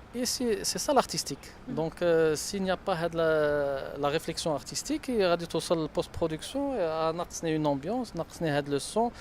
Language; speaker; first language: French; non-native, local second language; Arabic